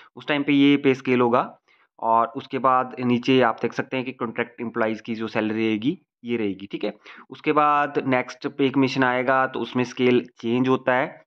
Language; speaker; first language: Hindi; native; Hindi